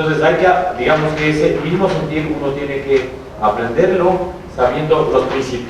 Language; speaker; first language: Spanish; native; Spanish